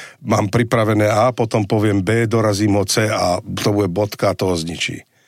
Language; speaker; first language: Slovak; native; Slovak